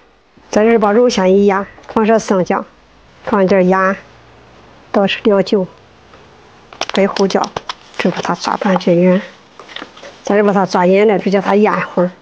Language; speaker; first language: Chinese; native; Chinese